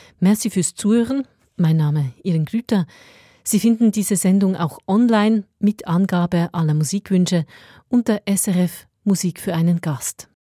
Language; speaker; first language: German; native; German